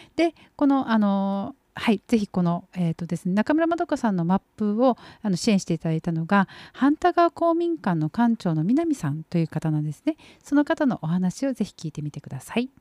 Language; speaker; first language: Japanese; native; Japanese